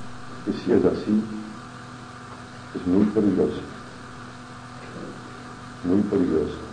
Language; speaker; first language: Spanish; non-native, fluent; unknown